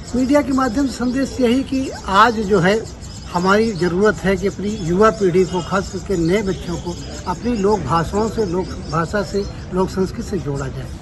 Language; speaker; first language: Hindi; native; Hindi